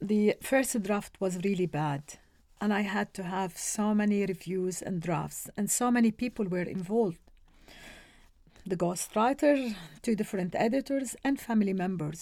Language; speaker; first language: English; non-native, fluent; Arabic